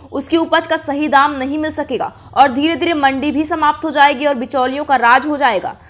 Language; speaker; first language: Hindi; native; Hindi